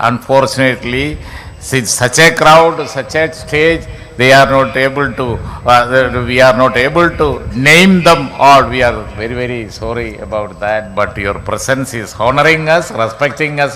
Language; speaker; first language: English; non-native, local second language; Malayalam